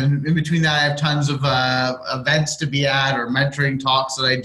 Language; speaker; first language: English; native; English